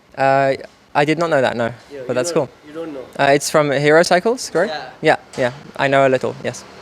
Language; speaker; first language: English; non-native, fluent; Italian